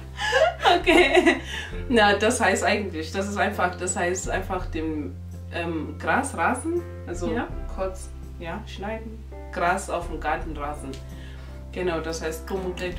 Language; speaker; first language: German; non-native, local second language; North Ndebele